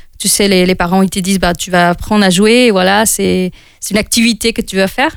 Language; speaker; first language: French; non-native, fluent; Spanish